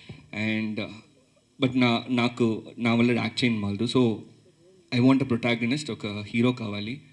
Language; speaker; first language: Telugu; early bilingual, heritage; Telugu